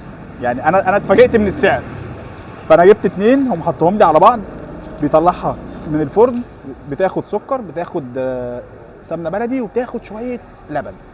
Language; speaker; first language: Arabic; native; Arabic